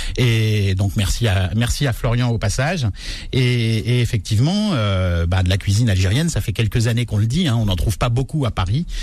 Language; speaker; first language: French; native; French